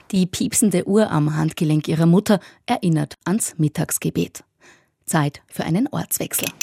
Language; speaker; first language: German; native; German